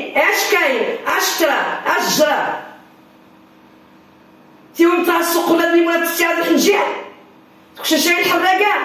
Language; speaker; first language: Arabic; non-native, local second language; Riffian